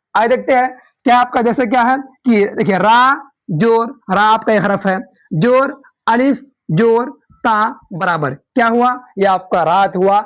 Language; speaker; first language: Urdu; native; Urdu